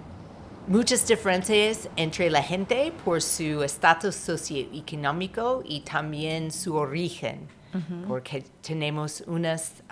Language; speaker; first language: Spanish; non-native, fluent; English